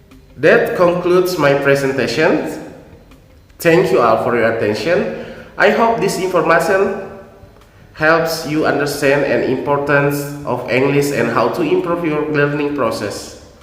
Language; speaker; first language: English; non-native, fluent; Indonesian